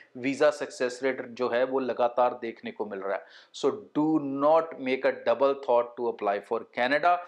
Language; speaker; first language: Hindi; non-native, local second language; Punjabi